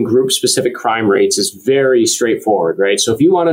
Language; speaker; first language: English; native; English